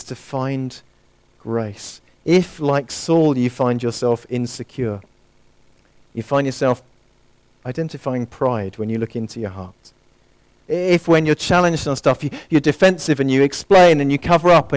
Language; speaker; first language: English; native; English